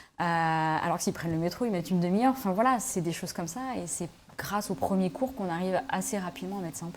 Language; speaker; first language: French; native; French